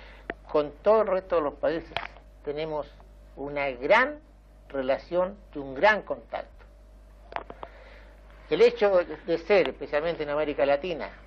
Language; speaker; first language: Spanish; native; Spanish